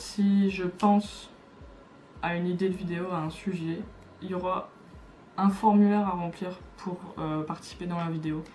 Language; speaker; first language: French; native; French